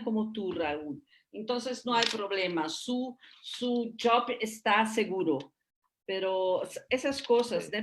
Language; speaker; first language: Spanish; non-native, fluent; Portuguese